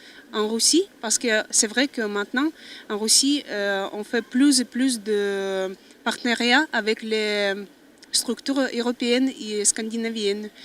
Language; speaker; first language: French; non-native, fluent; Russian